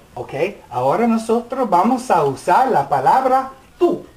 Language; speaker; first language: Spanish; non-native, fluent; English